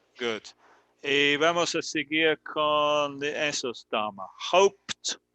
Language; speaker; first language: Spanish; non-native, fluent; English